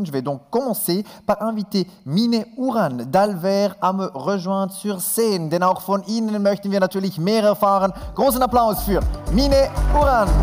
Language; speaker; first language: German; native; German